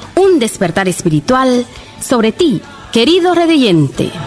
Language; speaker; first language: Spanish; early bilingual, other home language; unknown